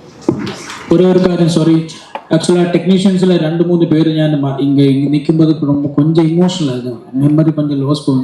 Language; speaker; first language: Tamil; non-native, learner; Malayalam